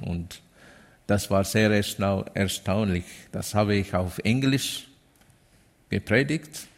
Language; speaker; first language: German; non-native, learner; Amharic